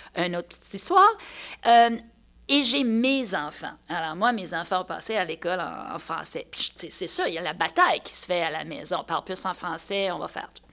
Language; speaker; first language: French; native; French